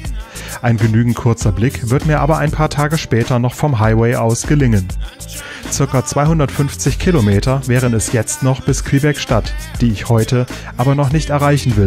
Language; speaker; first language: German; native; German